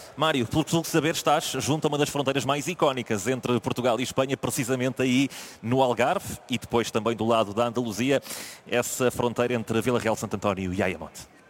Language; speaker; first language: Portuguese; native; Portuguese